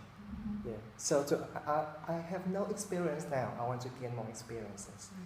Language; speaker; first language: English; non-native, fluent; Vietnamese